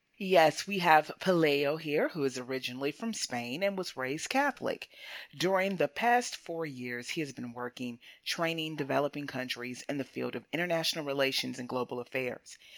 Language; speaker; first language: English; native; English